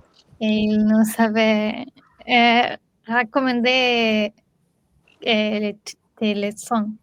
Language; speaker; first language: French; non-native, learner; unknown